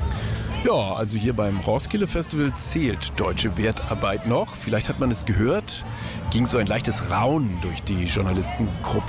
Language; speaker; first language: German; native; German